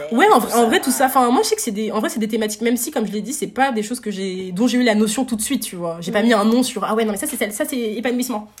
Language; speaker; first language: French; native; French